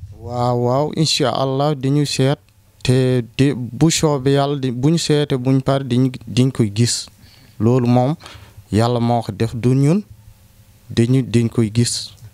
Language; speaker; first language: Wolof; non-native, local second language; Fula